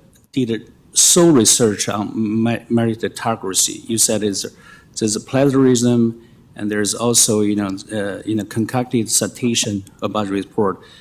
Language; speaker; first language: English; non-native, fluent; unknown